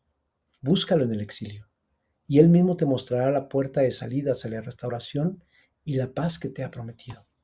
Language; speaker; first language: Spanish; native; Spanish